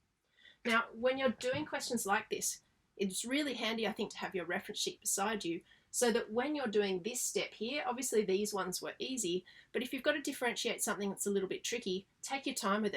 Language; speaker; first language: English; native; English